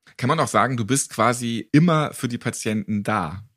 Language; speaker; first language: German; native; German